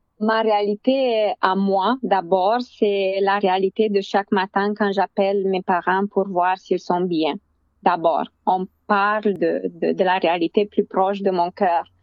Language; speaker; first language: French; non-native, fluent; Romanian